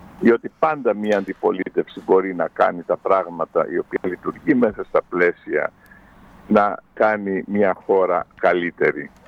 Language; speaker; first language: Greek; native; Greek